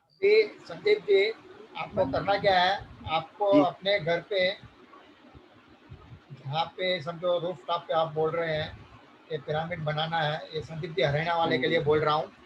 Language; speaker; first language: Hindi; native; Hindi